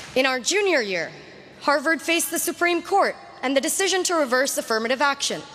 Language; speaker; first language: English; native; English